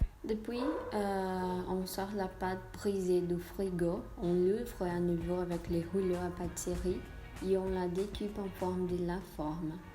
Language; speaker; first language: French; non-native, learner; Portuguese